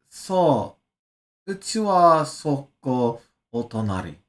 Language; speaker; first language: Japanese; non-native, learner; English